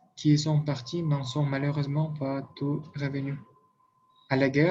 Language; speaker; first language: French; non-native, learner; Russian